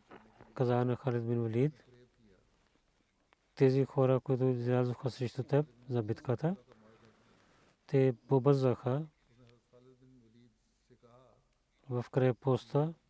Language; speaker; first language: Bulgarian; non-native, learner; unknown